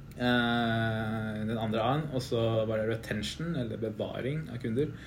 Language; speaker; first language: Norwegian; early bilingual, other home language; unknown